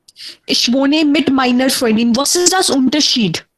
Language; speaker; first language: German; non-native, learner; Hindi